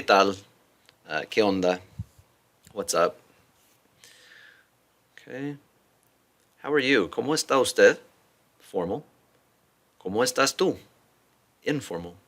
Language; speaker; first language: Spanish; non-native, fluent; English